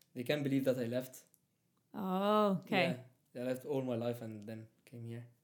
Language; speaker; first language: English; non-native, fluent; Arabic